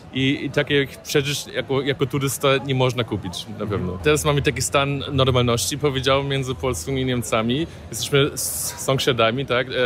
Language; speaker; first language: Polish; non-native, fluent; German